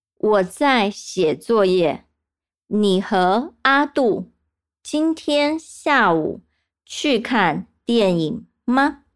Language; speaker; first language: Chinese; non-native, fluent; Portuguese